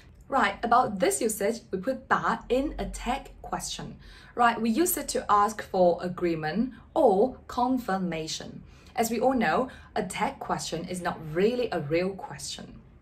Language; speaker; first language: English; non-native, fluent; Chinese